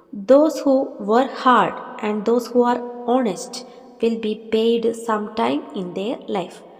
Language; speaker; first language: English; non-native, local second language; Malayalam